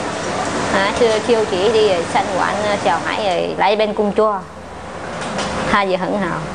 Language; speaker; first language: Chinese; non-native, learner; Vietnamese